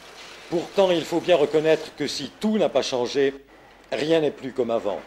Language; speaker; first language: French; native; French